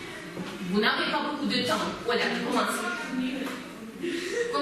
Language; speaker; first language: French; non-native, fluent; Russian